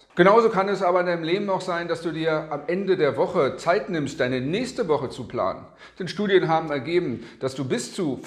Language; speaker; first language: German; native; German